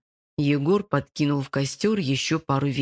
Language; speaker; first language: Russian; native; Russian